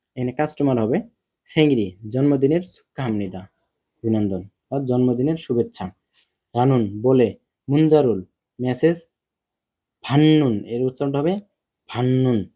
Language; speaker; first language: Bangla; native; Bangla